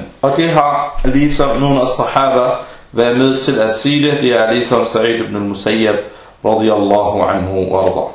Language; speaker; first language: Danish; non-native, fluent; Arabic